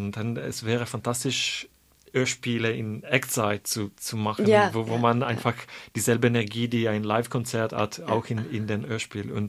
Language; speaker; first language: German; non-native, fluent; Italian